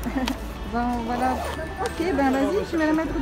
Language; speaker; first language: French; native; French